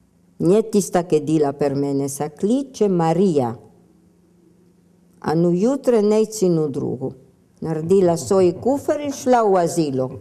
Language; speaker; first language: Slovenian; early bilingual, heritage; Slovenian